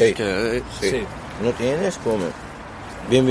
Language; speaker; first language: Spanish; non-native, learner; Arabic